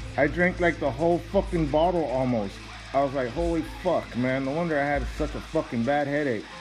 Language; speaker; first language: English; native; English